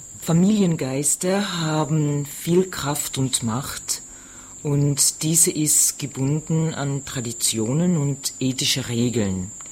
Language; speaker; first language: German; non-native, fluent; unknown